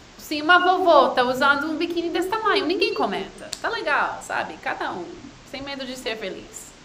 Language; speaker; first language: Portuguese; non-native, fluent; English